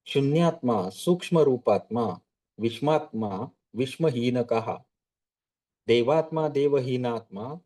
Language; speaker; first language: Hindi; non-native, local second language; Marathi